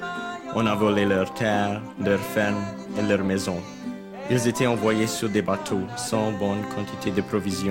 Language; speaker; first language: French; non-native, local second language; English